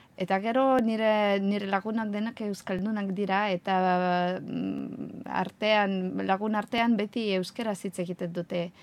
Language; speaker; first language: Basque; non-native, learner; Ukrainian